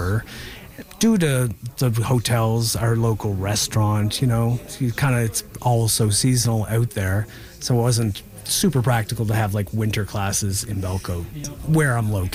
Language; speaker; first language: English; native; English